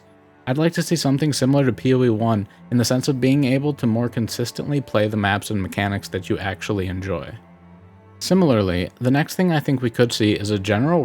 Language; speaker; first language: English; native; English